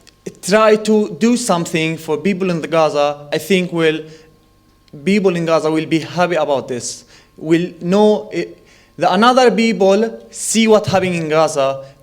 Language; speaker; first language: English; non-native, learner; Arabic